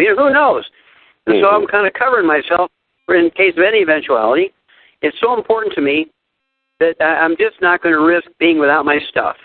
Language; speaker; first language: English; native; English